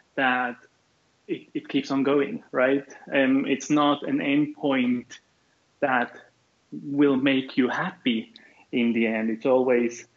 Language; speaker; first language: English; non-native, fluent; German